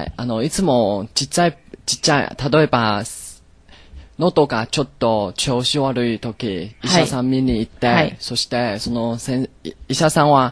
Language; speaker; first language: Japanese; non-native, learner; Chinese